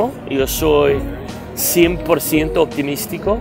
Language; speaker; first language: Spanish; non-native, fluent; English